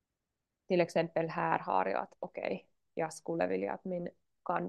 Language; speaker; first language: Swedish; non-native, local second language; Finnish